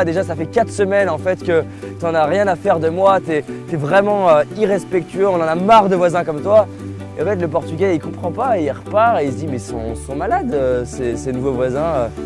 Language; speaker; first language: French; native; French